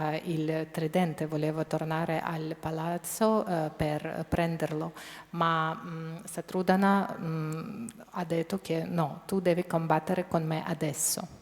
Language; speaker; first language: Italian; non-native, fluent; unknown